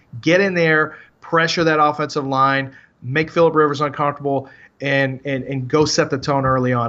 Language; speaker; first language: English; native; English